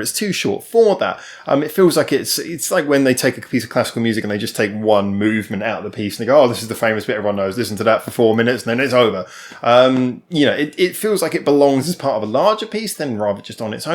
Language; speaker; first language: English; native; English